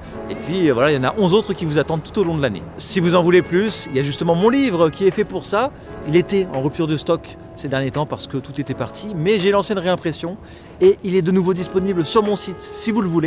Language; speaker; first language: French; native; French